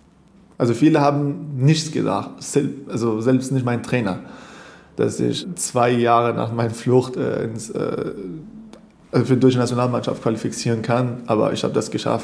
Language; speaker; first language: German; non-native, fluent; Persian